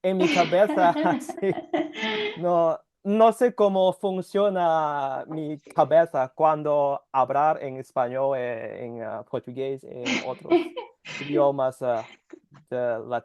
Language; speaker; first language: Spanish; non-native, learner; Cantonese